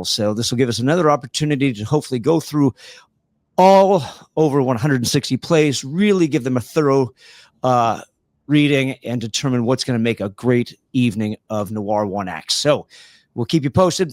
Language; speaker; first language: English; native; English